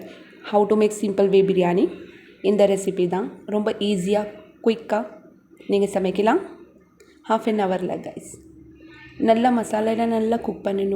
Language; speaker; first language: Tamil; non-native, local second language; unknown